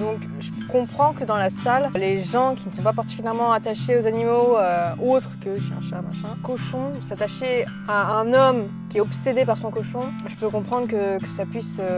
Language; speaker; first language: French; native; French